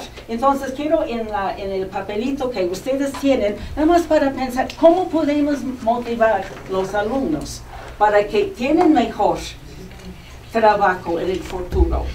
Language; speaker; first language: Spanish; non-native, fluent; English